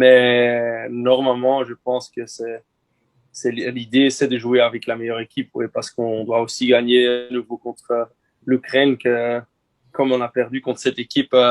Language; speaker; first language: French; non-native, local second language; Dutch